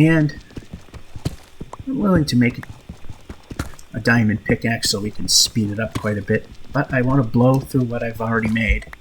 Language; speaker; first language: English; native; English